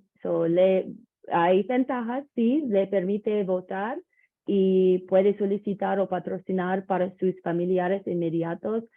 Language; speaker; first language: Spanish; non-native, learner; English